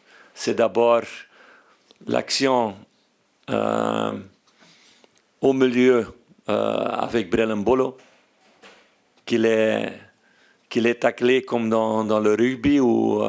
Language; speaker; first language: French; non-native, fluent; Dutch